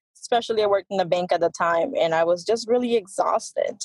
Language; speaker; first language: English; early bilingual, other home language; Spanish